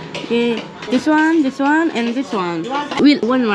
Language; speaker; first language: English; non-native, learner; Korean